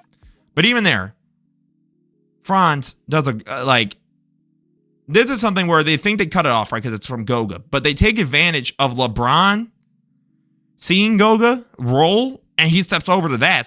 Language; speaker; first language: English; native; English